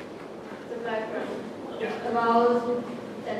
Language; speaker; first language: English; non-native, learner; Chinese